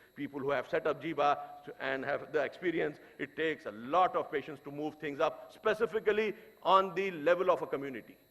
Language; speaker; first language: English; non-native, local second language; Urdu